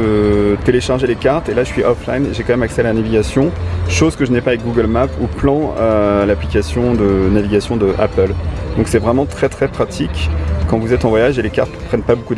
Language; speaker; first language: French; native; French